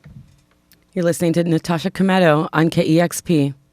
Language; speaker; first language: English; native; English